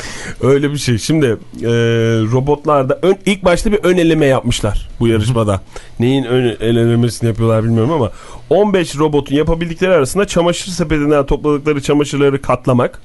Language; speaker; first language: Turkish; native; Turkish